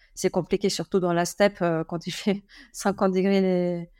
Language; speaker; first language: French; early bilingual, other home language; German